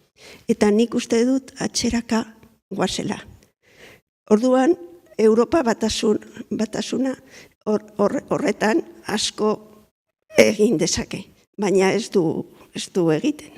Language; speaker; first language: Basque; non-native, local second language; Spanish